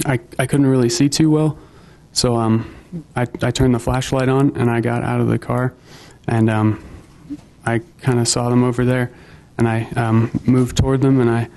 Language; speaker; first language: English; native; English